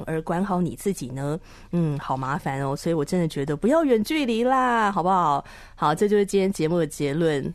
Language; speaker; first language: Chinese; native; Chinese